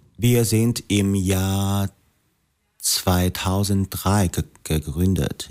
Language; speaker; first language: German; non-native, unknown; Chinese